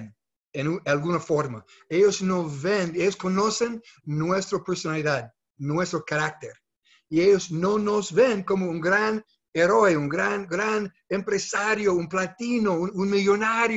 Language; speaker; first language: Spanish; non-native, fluent; English